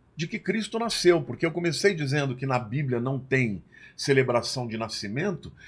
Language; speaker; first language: Portuguese; non-native, fluent; Italian